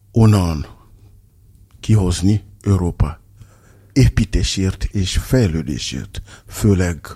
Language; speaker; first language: Hungarian; non-native, fluent; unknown